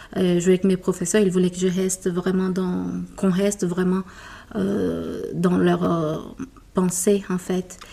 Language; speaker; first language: French; non-native, fluent; Portuguese